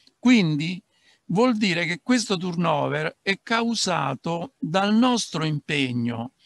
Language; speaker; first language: Italian; native; Italian